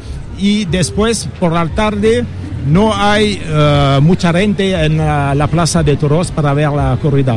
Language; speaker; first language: Spanish; non-native, learner; French